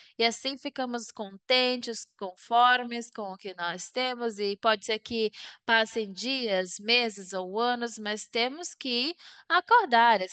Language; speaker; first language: Portuguese; non-native, learner; Spanish